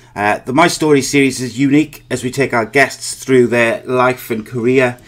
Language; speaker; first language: English; native; English